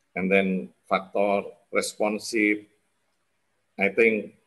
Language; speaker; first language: English; non-native, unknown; Indonesian